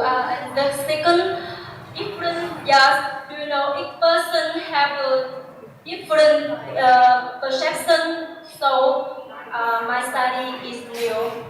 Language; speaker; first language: English; non-native, learner; Vietnamese